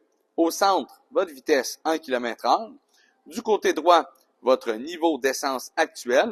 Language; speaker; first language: French; native; French